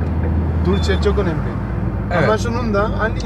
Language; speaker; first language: Turkish; non-native, learner; Spanish